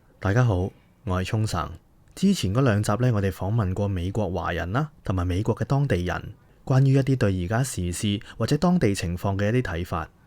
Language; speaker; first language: Cantonese; native; Cantonese